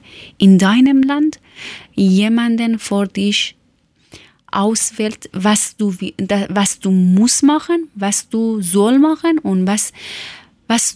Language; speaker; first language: German; non-native, learner; Persian